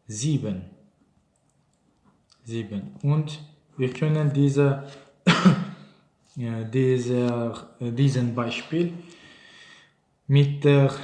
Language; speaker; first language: German; non-native, learner; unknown